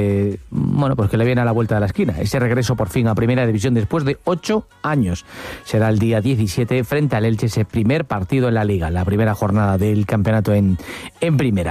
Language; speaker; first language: Spanish; native; Spanish